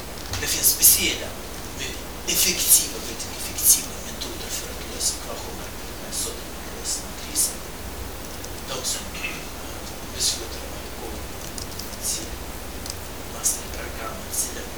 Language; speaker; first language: Swedish; non-native, fluent; Russian